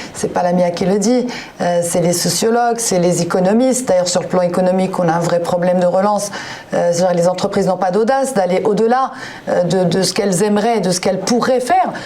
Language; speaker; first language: French; non-native, local second language; Arabic